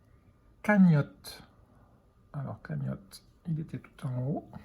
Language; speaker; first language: French; native; French